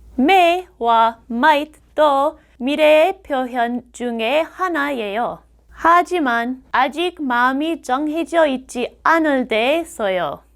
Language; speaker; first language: Korean; non-native, fluent; English